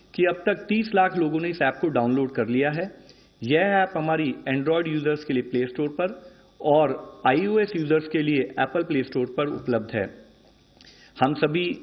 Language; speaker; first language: Hindi; native; Hindi